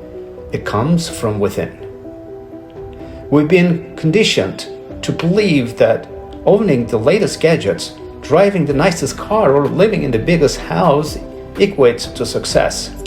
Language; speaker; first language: English; non-native, fluent; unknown